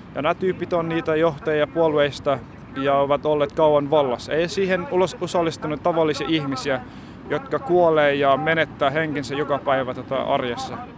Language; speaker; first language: Finnish; non-native, fluent; Persian